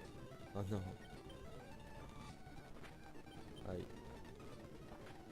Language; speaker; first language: French; native; French